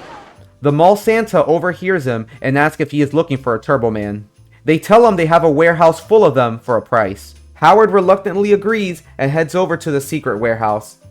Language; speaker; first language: English; native; English